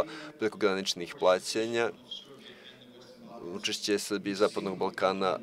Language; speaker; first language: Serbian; non-native, fluent; Italian